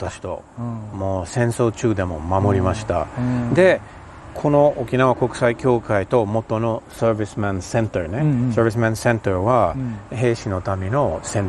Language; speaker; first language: Japanese; non-native, fluent; English